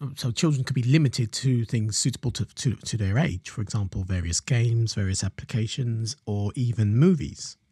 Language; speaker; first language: English; native; English